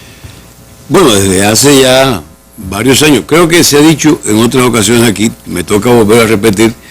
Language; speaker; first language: Spanish; native; Spanish